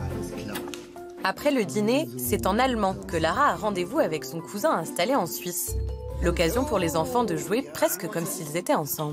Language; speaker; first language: French; native; French